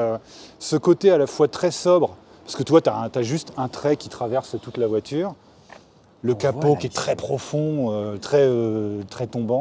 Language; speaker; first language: French; native; French